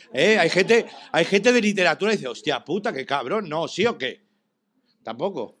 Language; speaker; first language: Spanish; native; Spanish